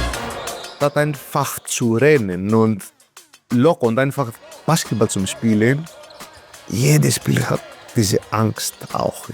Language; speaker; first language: German; non-native, learner; Greek